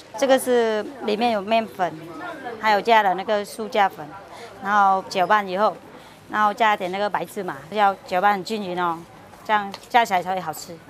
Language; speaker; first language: Chinese; non-native, fluent; Vietnamese